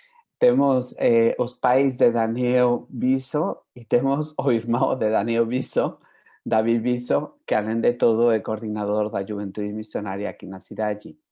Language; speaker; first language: Portuguese; non-native, fluent; Spanish